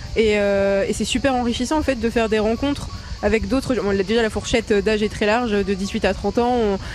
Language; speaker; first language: French; native; French